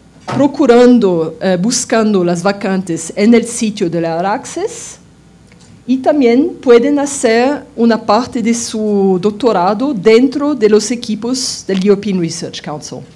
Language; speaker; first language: Spanish; non-native, fluent; French